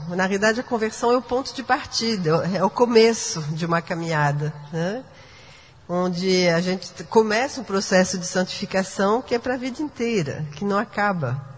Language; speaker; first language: Portuguese; non-native, fluent; French